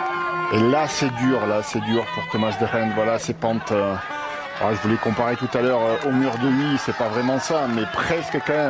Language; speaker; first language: French; native; French